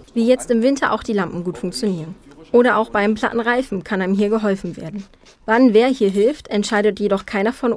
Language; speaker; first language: German; native; German